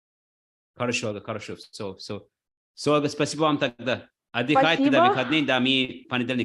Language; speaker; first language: Russian; non-native, fluent; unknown